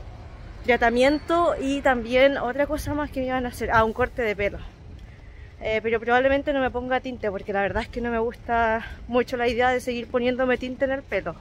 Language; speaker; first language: Spanish; native; Spanish